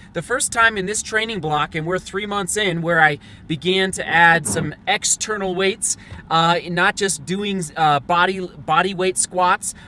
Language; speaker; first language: English; native; English